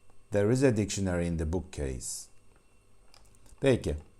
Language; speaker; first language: English; non-native, fluent; Turkish